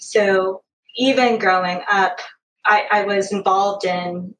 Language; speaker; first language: English; native; English